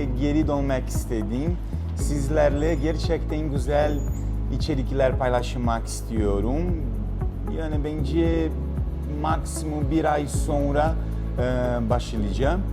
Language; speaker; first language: Turkish; non-native, learner; Portuguese